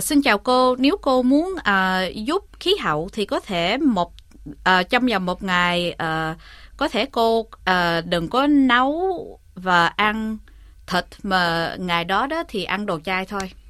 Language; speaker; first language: Vietnamese; early bilingual, heritage; Vietnamese